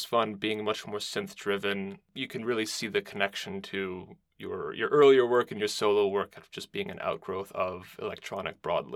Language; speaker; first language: English; native; English